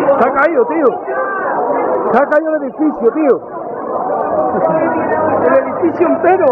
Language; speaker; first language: Spanish; native; Spanish